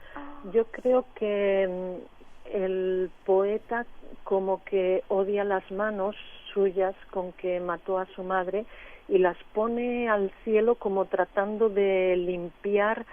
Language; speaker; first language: Spanish; native; Spanish